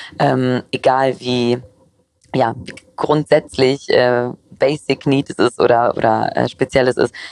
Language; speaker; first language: German; early bilingual, other home language; Greek